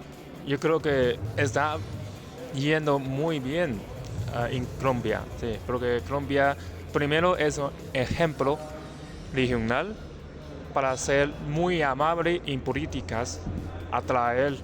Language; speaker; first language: Spanish; non-native, fluent; Chinese